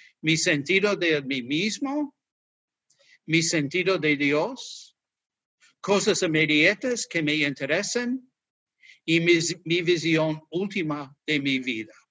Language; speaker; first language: Spanish; non-native, learner; English